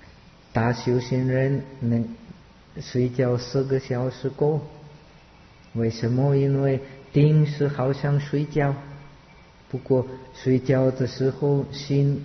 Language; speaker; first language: Chinese; non-native, fluent; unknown